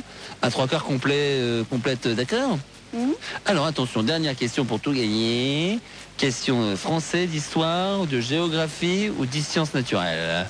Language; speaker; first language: French; native; French